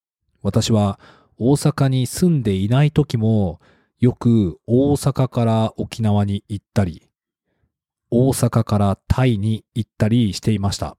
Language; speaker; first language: Japanese; non-native, fluent; English